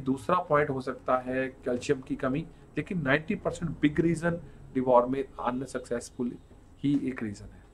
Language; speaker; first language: Hindi; non-native, local second language; Punjabi